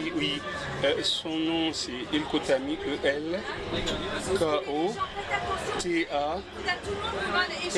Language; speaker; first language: French; non-native, fluent; Arabic